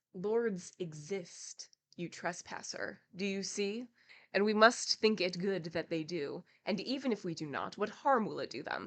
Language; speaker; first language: English; native; English